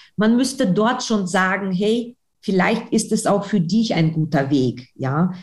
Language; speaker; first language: German; non-native, fluent; Russian